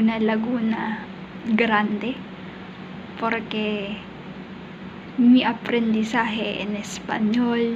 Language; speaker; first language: Spanish; non-native, learner; Filipino